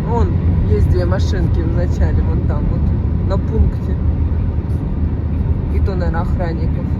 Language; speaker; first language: Russian; native; Russian